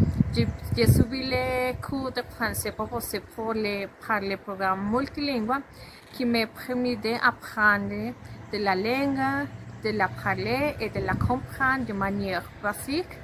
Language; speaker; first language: French; non-native, learner; Spanish